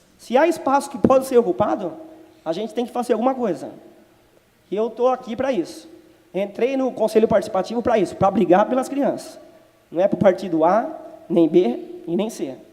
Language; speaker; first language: Portuguese; native; Portuguese